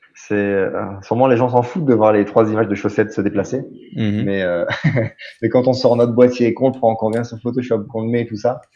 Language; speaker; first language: French; native; French